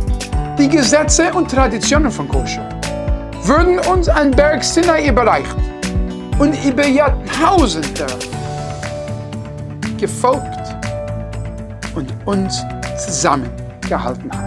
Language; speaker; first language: German; non-native, fluent; English